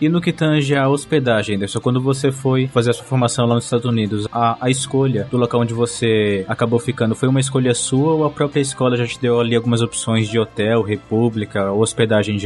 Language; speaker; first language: Portuguese; native; Portuguese